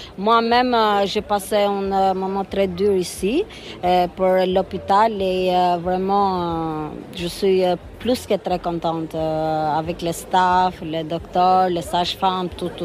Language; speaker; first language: French; non-native, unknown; Albanian